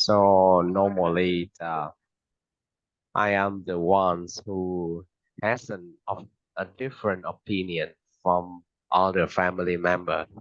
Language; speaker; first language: English; non-native, fluent; Vietnamese